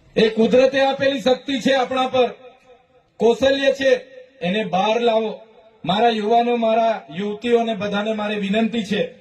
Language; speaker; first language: Gujarati; non-native, local second language; Vasavi